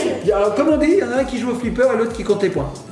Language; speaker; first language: French; native; French